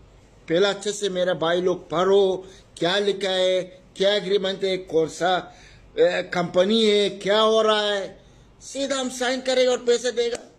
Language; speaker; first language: Hindi; non-native, learner; Arabic